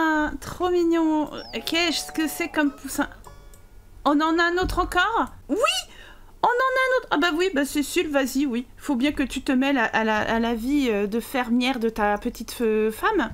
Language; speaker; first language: French; native; French